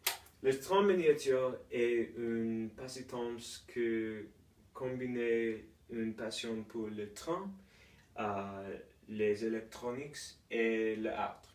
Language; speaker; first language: French; non-native, learner; English